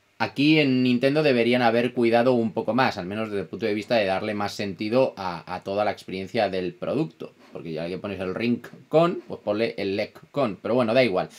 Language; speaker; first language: Spanish; non-native, fluent; Italian